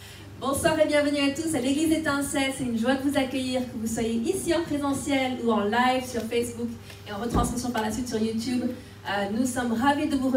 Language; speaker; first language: French; native; French